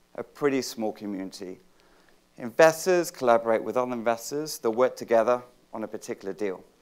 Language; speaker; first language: English; native; English